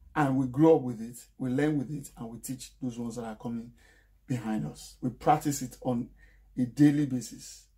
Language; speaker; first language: English; non-native, local second language; Yoruba